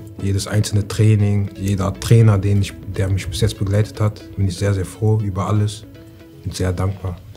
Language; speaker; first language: German; native; German